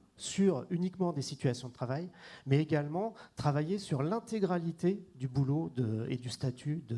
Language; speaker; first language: French; native; French